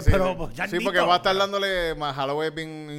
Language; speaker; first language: Spanish; native; Spanish